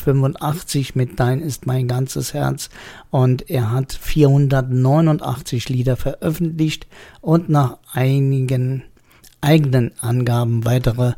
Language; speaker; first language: German; native; German